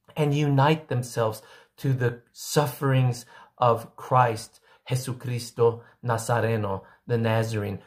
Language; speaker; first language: English; early bilingual, other home language; Spanish